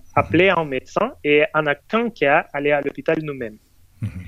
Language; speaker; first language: French; non-native, fluent; Russian